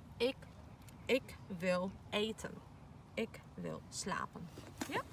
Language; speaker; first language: Dutch; non-native, fluent; Polish